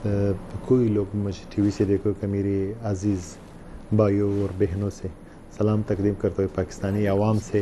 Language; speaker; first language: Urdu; non-native, learner; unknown